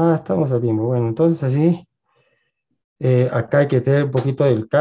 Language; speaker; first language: Spanish; native; Spanish